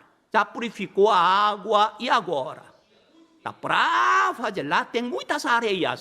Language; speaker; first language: Portuguese; non-native, learner; Korean